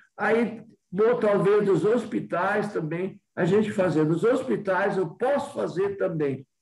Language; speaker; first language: Portuguese; native; Portuguese